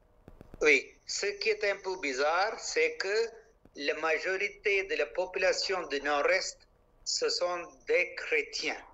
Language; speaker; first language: French; non-native, local second language; Malayalam